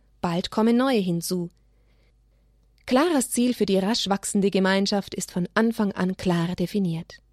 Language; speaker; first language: German; native; German